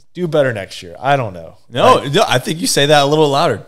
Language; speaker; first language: English; native; English